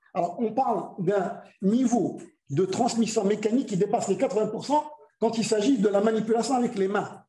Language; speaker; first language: French; non-native, local second language; Arabic